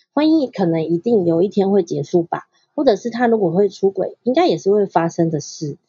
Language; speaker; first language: Chinese; native; Chinese